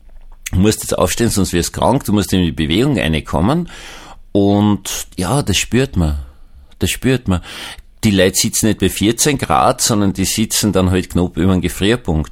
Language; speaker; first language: German; native; German